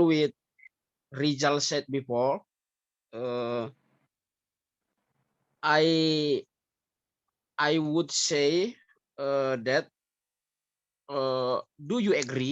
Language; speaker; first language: English; non-native, learner; Indonesian